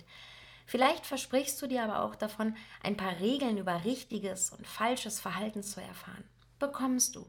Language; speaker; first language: German; native; German